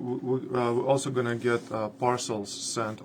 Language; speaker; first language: English; non-native, fluent; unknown